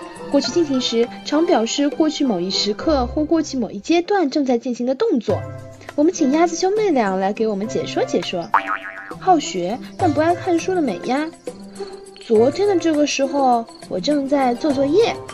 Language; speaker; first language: Chinese; native; Chinese